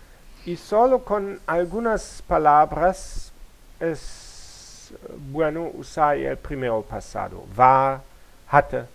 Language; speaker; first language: Spanish; non-native, learner; German